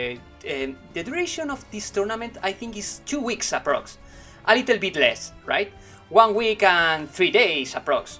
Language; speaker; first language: English; non-native, learner; Spanish